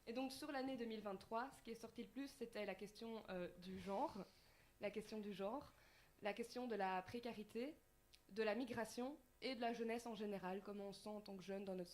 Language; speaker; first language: French; native; French